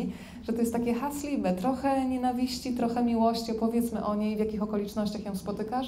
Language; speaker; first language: Polish; native; Polish